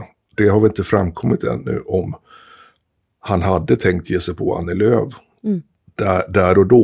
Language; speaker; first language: Swedish; native; Swedish